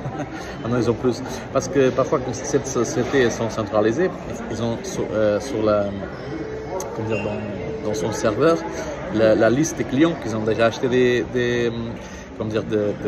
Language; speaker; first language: French; non-native, learner; Portuguese